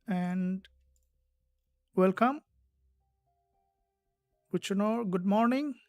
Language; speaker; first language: English; non-native, fluent; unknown